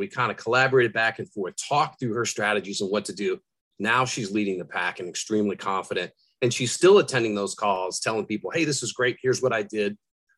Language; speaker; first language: English; native; English